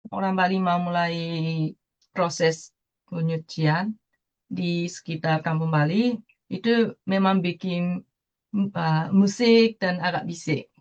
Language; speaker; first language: Indonesian; non-native, fluent; Japanese